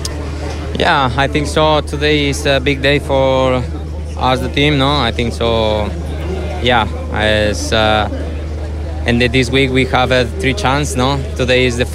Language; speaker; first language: English; non-native, learner; Spanish